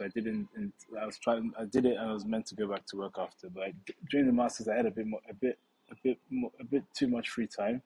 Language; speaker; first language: English; non-native, local second language; Yoruba